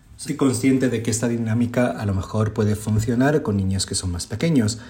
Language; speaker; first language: Spanish; native; Spanish